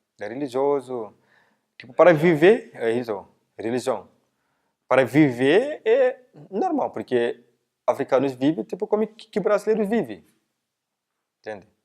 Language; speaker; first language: Portuguese; non-native, learner; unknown